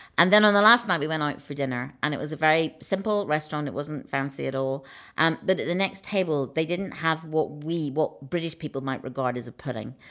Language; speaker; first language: English; native; English